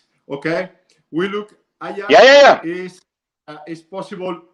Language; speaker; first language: English; non-native, learner; Spanish